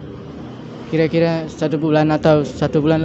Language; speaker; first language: Indonesian; non-native, local second language; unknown